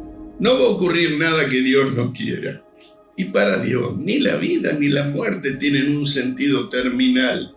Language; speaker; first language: Spanish; native; Spanish